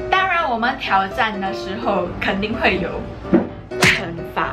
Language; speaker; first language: Chinese; non-native, local second language; English